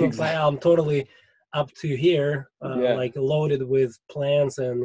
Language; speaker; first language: English; non-native, fluent; Russian